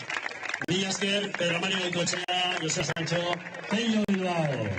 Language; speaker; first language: Basque; native; Basque